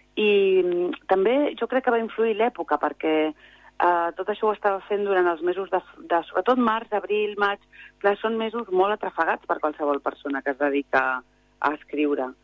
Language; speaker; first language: Catalan; native; Catalan